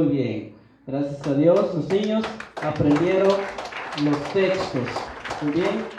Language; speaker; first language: Spanish; non-native, local second language; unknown